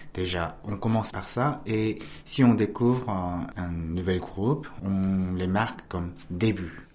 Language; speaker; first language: French; non-native, fluent; Korean